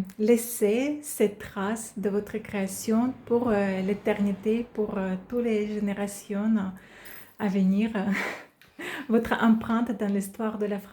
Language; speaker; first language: French; non-native, fluent; Russian